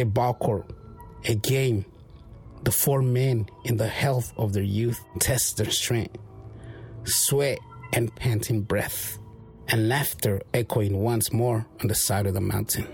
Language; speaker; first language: English; non-native, fluent; Mixtepec Mixtec